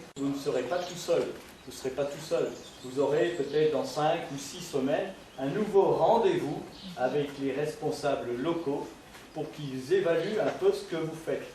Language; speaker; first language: French; native; French